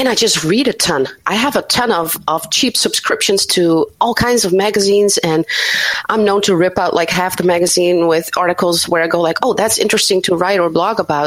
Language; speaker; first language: English; non-native, fluent; Dutch